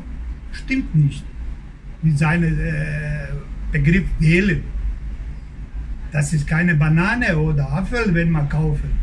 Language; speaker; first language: German; non-native, learner; Croatian